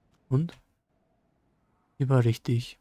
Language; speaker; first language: German; native; German